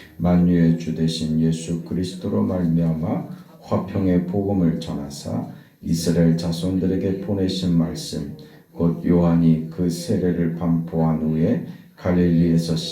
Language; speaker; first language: Korean; native; Korean